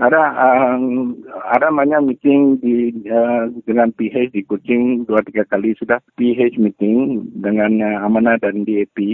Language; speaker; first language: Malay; non-native, local second language; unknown